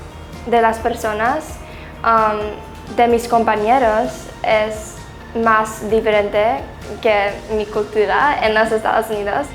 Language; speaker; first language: Spanish; non-native, learner; English